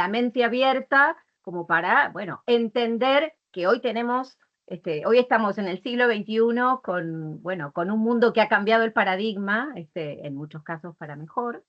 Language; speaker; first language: Spanish; native; Spanish